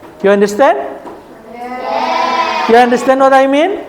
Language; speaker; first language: English; non-native, learner; Indonesian